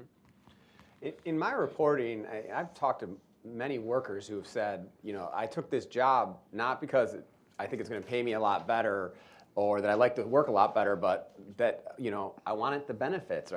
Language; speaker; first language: English; native; English